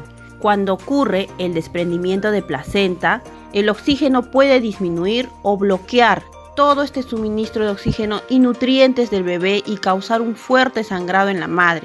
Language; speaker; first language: Spanish; native; Spanish